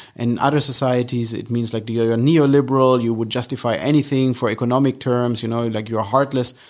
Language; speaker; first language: English; non-native, fluent; German